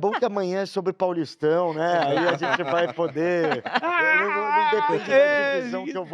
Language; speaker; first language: Portuguese; native; Portuguese